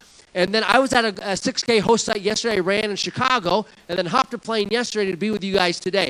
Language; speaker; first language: English; native; English